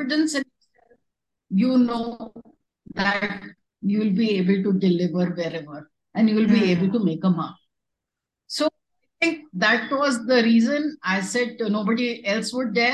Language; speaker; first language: English; non-native, local second language; Hindi